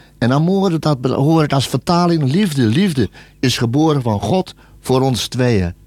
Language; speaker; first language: Dutch; native; Dutch